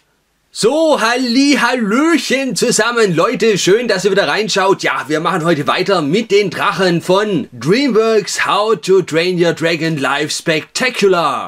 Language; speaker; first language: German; native; German